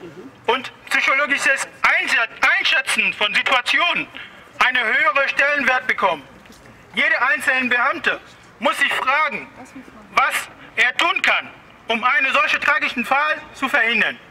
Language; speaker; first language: German; non-native, learner; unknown